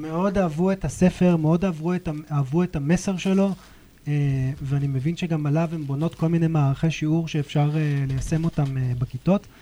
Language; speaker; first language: Hebrew; native; Hebrew